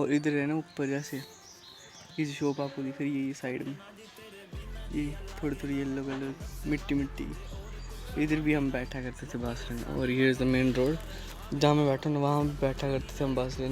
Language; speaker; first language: Hindi; native; Hindi